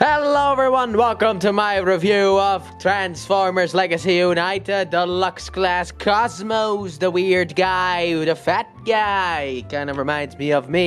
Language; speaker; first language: English; native; English